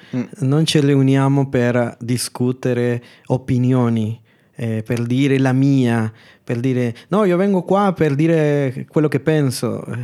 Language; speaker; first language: Italian; non-native, fluent; Spanish